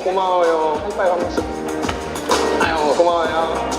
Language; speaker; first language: Korean; native; Korean